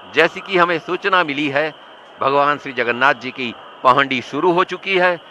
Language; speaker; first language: Hindi; non-native, local second language; Odia